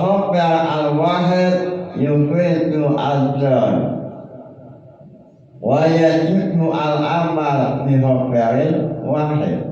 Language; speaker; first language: Arabic; non-native, fluent; Javanese